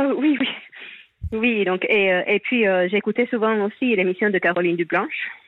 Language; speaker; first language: French; non-native, fluent; Finnish